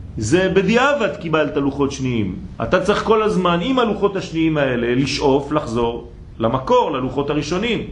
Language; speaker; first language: Hebrew; non-native, fluent; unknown